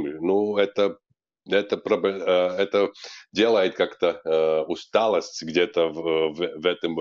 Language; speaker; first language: Russian; non-native, local second language; Latvian